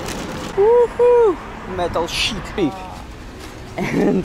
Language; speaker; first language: English; non-native, learner; Russian